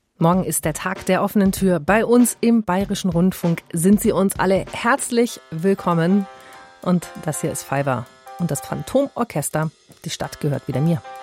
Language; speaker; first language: German; native; German